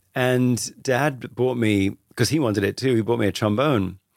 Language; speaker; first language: English; native; English